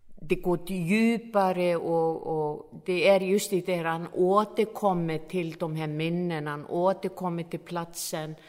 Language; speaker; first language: Swedish; non-native, fluent; Icelandic